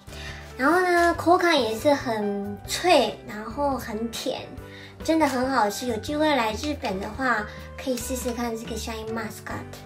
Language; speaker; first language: Chinese; early bilingual, heritage; Japanese